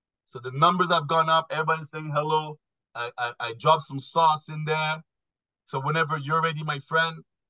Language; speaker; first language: English; non-native, fluent; French